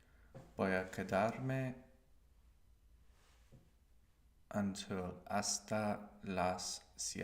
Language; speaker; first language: Spanish; non-native, learner; English